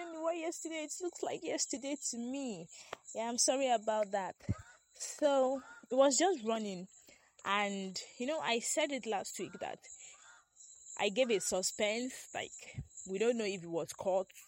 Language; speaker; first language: English; non-native, local second language; Yoruba